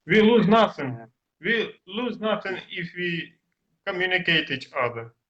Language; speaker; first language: English; non-native, learner; Ukrainian